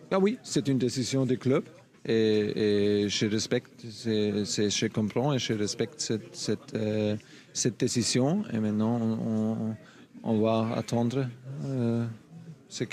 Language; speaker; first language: French; non-native, fluent; German